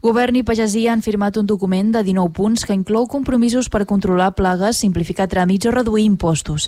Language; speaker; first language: Catalan; native; Catalan